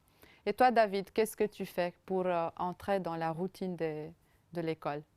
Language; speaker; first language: French; non-native, fluent; Romanian